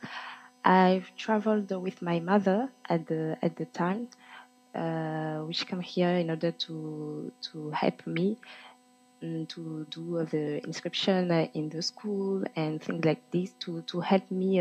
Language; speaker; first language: English; non-native, fluent; French